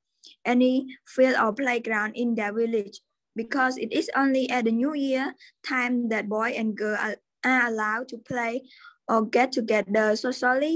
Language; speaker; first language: English; non-native, learner; Khmer